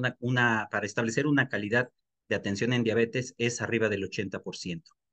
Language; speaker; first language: Spanish; native; Spanish